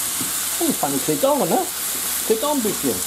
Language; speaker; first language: German; native; German